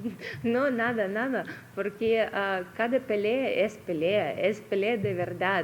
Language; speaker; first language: Spanish; non-native, fluent; Russian